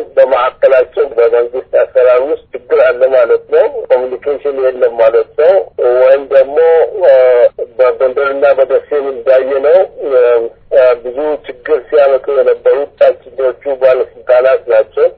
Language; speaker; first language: Amharic; non-native, local second language; Oromo